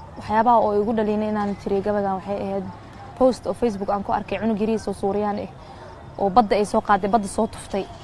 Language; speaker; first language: Somali; early bilingual, heritage; Somali